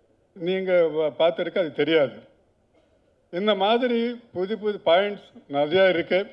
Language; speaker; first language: Tamil; non-native, learner; Telugu